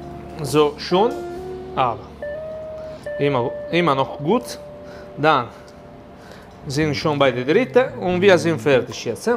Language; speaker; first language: German; non-native, learner; Italian